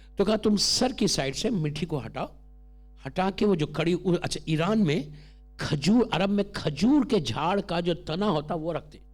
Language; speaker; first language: Urdu; native; Urdu